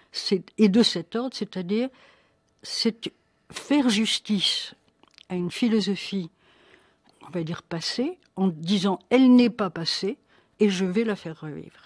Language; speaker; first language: French; native; French